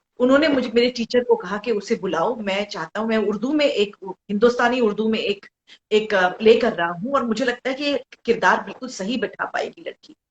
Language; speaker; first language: Hindi; non-native, local second language; Bangla